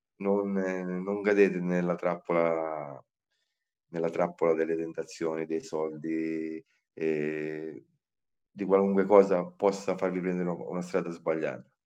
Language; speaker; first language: Italian; native; Italian